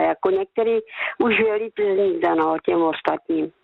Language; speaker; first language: Czech; native; Czech